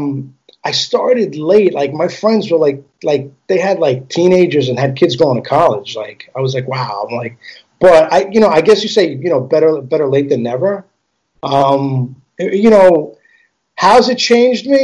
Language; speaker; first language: English; early bilingual, other home language; Italian